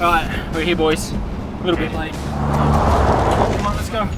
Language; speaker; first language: English; native; English